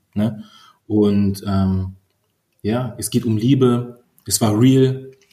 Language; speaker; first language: German; early bilingual, other home language; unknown